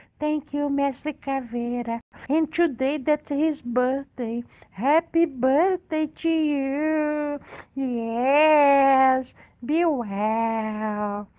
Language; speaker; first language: English; non-native, learner; Portuguese